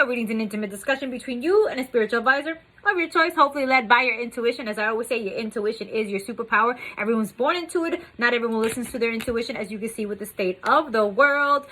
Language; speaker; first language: English; native; English